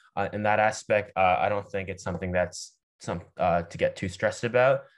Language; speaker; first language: English; native; English